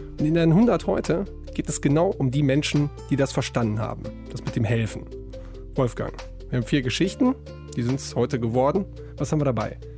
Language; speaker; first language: German; native; German